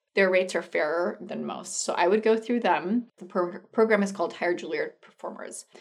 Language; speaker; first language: English; non-native, fluent; Spanish